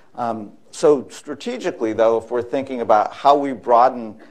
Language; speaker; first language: English; native; English